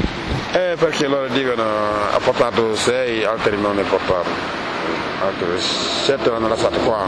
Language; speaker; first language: Italian; non-native, learner; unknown